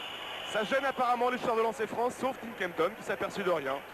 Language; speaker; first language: French; native; French